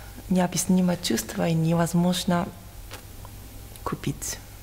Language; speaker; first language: Russian; non-native, fluent; Japanese